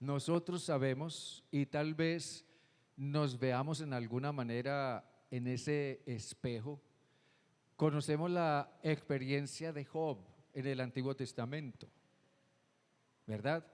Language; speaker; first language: Spanish; native; Spanish